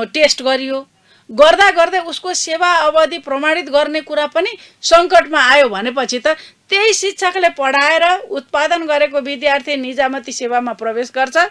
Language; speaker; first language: Nepali; native; Nepali